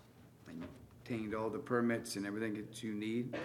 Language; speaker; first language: English; native; English